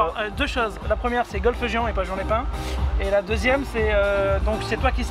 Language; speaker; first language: French; native; French